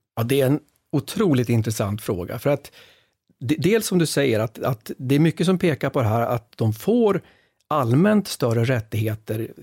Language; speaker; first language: Swedish; native; Swedish